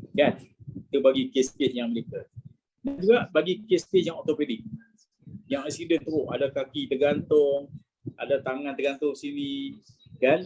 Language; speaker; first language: Malay; native; Malay